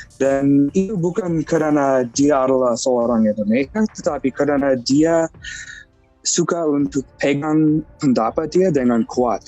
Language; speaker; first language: Indonesian; non-native, fluent; English